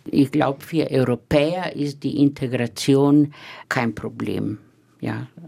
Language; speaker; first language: German; non-native, fluent; Slovenian